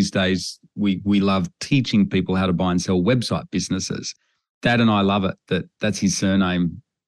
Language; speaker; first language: English; native; English